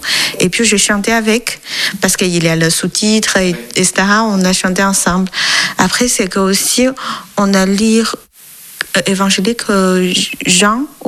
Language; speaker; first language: French; non-native, learner; Chinese